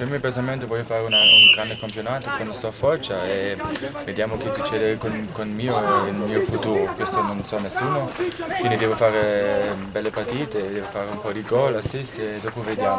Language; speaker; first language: Italian; non-native, learner; German